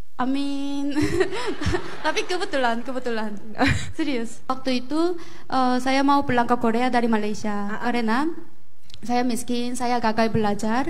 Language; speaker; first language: Indonesian; non-native, fluent; Korean